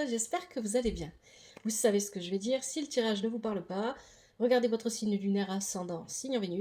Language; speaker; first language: French; native; French